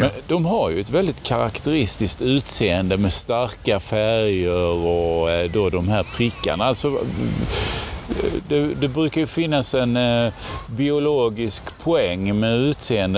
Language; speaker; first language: Swedish; native; Swedish